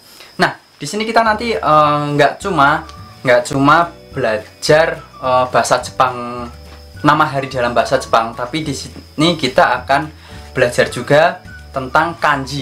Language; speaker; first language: Indonesian; native; Indonesian